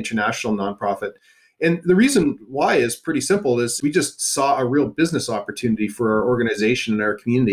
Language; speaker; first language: English; native; English